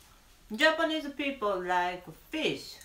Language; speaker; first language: English; non-native, learner; Japanese